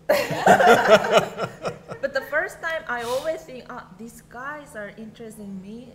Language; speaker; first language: English; non-native, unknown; Korean